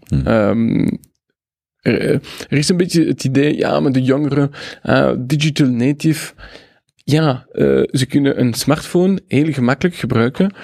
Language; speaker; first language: Dutch; non-native, local second language; French